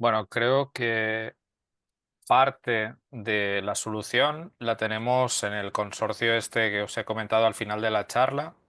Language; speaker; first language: Spanish; native; Spanish